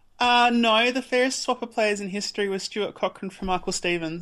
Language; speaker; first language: English; native; English